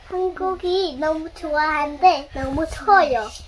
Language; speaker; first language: Korean; early bilingual, other home language; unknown